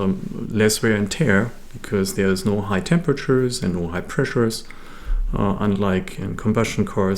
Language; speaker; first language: English; non-native, fluent; German